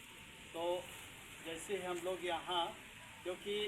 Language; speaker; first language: Hindi; native; Hindi